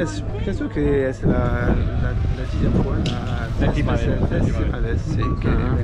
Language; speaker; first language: Spanish; non-native, learner; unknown